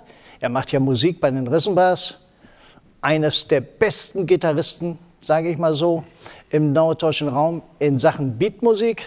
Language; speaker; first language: German; native; German